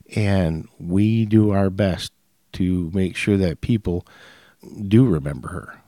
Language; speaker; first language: English; native; English